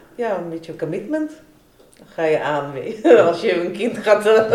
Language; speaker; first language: Dutch; non-native, fluent; Russian